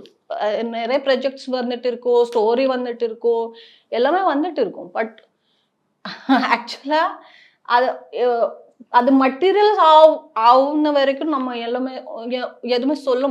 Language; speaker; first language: Tamil; non-native, learner; Malayalam